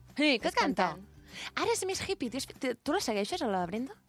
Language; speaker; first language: Catalan; native; Catalan